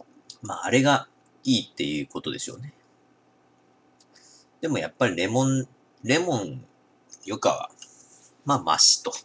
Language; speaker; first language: Japanese; native; Japanese